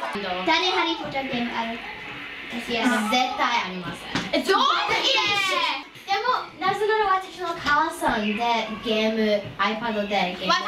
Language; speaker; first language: Japanese; non-native, learner; English